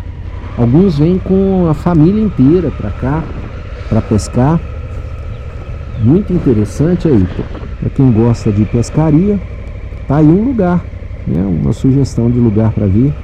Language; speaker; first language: Portuguese; native; Portuguese